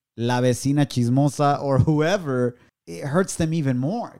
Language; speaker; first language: English; early bilingual, other home language; Spanish